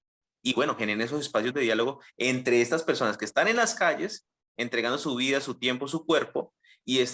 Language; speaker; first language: Spanish; native; Spanish